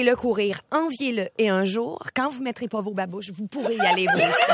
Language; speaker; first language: French; native; French